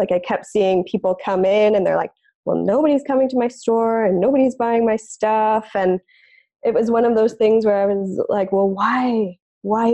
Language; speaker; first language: English; native; English